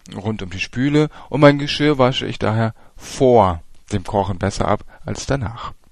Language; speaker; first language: German; native; German